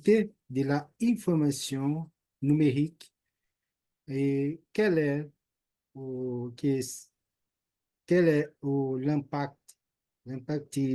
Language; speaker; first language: French; non-native, learner; Portuguese